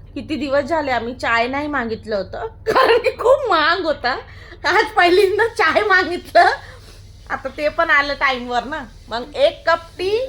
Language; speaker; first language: Marathi; non-native, local second language; Hindi